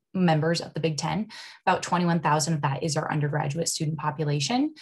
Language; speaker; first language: English; native; English